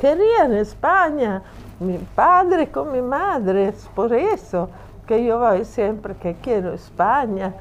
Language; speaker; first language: Spanish; non-native, fluent; Italian